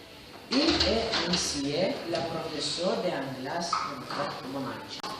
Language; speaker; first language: French; non-native, learner; Lithuanian